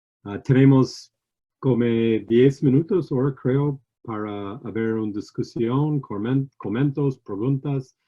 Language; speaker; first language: Spanish; non-native, learner; English